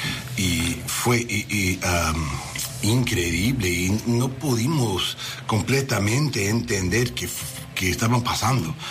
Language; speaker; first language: Spanish; non-native, learner; English